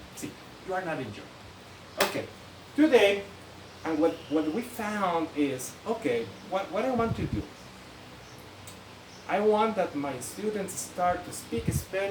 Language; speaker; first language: English; non-native, fluent; Spanish